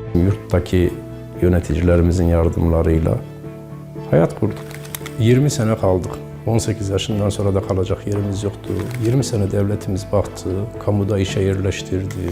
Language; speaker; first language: Turkish; native; Turkish